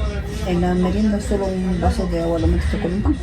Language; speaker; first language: Spanish; native; Spanish